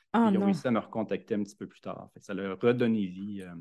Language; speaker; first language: French; native; French